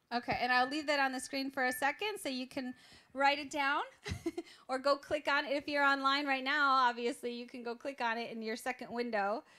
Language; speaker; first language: English; native; English